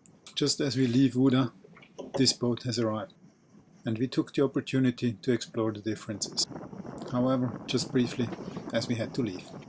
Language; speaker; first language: English; non-native, fluent; German